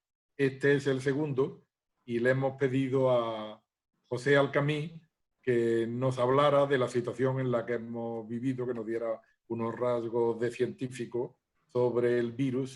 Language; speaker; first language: Spanish; native; Spanish